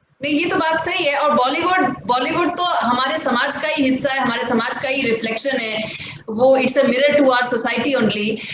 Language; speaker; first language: Hindi; native; Hindi